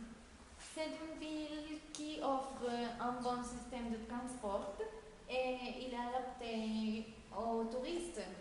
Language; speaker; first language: French; non-native, learner; Spanish